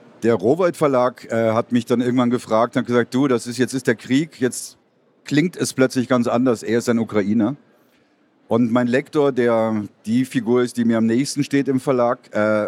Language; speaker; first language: German; native; German